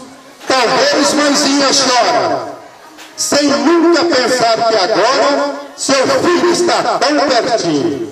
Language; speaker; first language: Portuguese; native; Portuguese